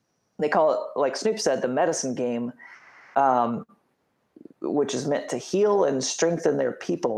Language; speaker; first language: English; native; English